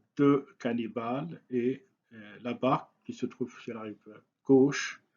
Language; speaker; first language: French; non-native, local second language; Arabic